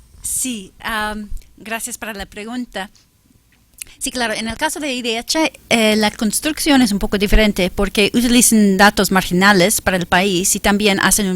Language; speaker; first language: Spanish; non-native, fluent; English